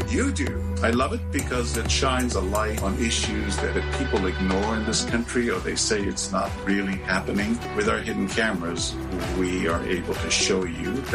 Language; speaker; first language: English; early bilingual, other home language; Spanish